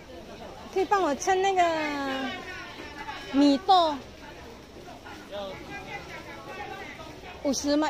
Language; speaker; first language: Chinese; native; Chinese